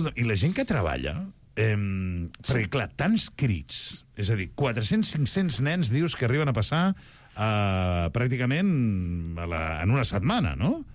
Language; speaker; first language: Catalan; native; Catalan